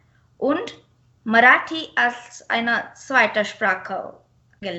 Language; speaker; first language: German; non-native, fluent; Marathi